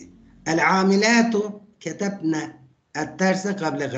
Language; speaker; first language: Arabic; non-native, fluent; Turkish